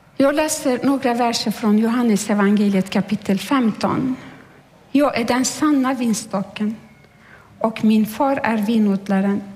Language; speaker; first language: Swedish; non-native, fluent; Turkish